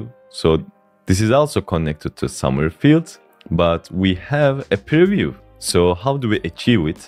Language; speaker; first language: English; non-native, fluent; Turkish